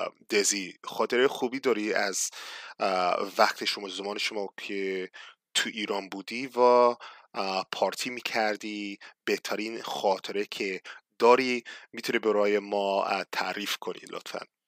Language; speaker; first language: Persian; non-native, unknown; English